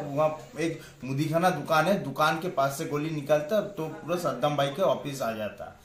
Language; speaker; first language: Hindi; non-native, local second language; Bangla